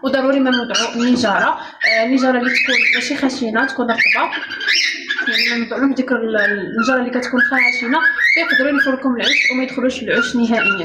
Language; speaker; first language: Arabic; native; Arabic